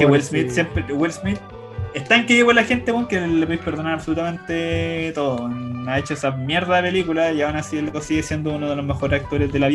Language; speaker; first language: Spanish; native; Spanish